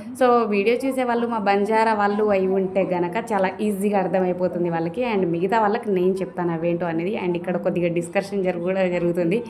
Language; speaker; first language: Telugu; non-native, local second language; Lambadi